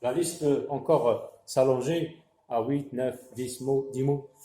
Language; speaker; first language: French; non-native, local second language; Arabic